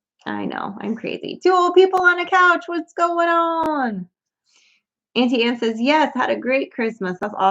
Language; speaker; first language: English; native; English